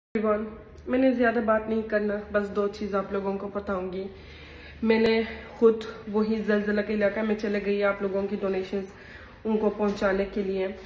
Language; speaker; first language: Hindi; non-native, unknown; Turkish